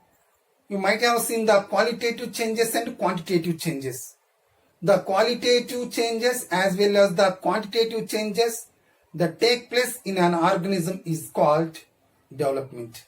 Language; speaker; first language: English; non-native, local second language; Telugu